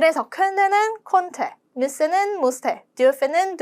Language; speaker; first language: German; non-native, fluent; Korean